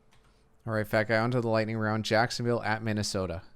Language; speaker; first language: English; native; English